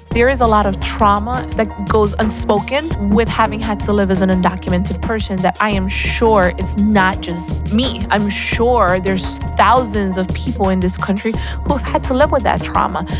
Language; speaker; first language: English; early bilingual, other home language; Spanish